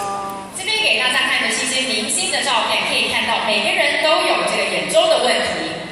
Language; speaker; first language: Chinese; native; Chinese